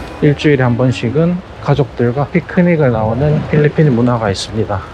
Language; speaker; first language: Korean; native; Korean